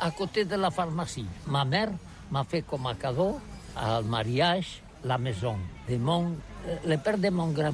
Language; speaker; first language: French; non-native, learner; Catalan